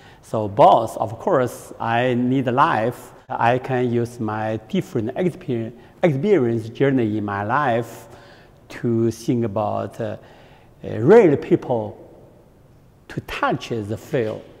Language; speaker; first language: English; non-native, learner; Chinese